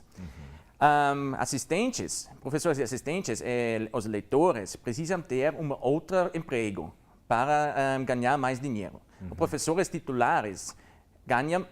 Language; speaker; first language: Portuguese; non-native, learner; German